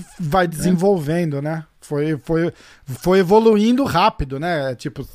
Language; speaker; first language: Portuguese; native; Portuguese